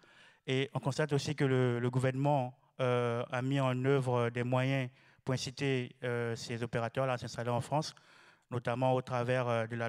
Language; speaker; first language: French; native; French